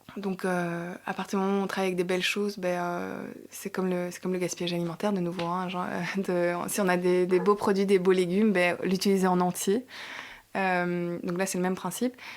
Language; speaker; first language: French; native; French